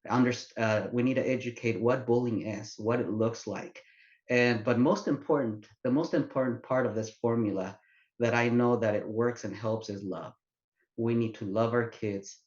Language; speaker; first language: English; non-native, fluent; Spanish